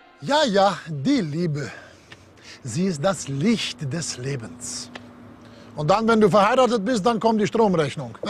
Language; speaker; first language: German; non-native, fluent; Slovenian